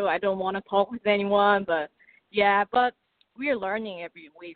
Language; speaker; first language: English; non-native, fluent; Korean